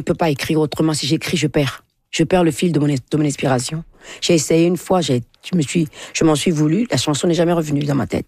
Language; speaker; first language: French; non-native, local second language; Fon